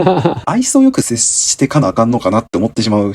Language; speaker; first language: Japanese; native; Japanese